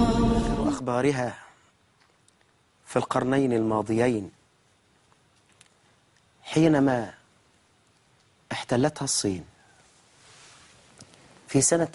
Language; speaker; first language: Arabic; native; Arabic